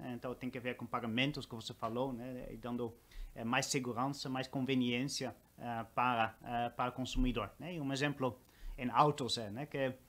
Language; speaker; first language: Portuguese; non-native, fluent; Dutch